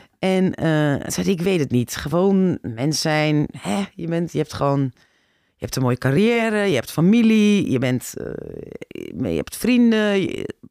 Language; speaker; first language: Dutch; early bilingual, other home language; Turkish